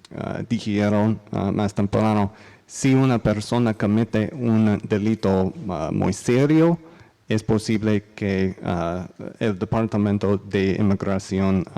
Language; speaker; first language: Spanish; non-native, learner; English